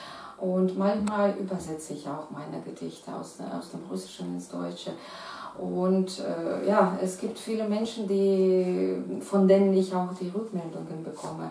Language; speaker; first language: German; non-native, fluent; Russian